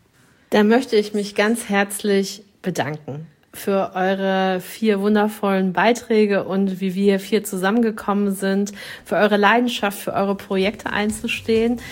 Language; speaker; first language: German; native; German